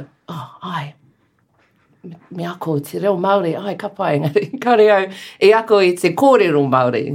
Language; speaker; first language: Māori; non-native, local second language; English